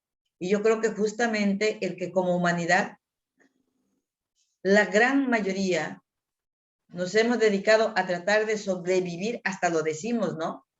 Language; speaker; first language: Spanish; native; Spanish